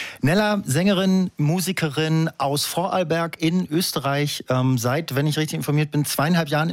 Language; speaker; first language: German; native; German